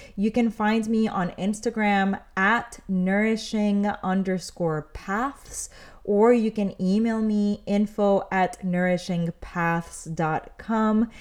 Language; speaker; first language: English; early bilingual, other home language; Spanish